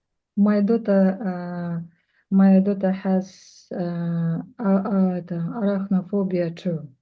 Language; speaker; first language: English; non-native, learner; Russian